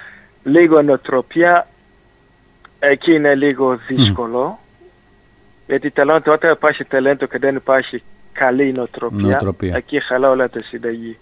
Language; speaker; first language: Greek; non-native, fluent; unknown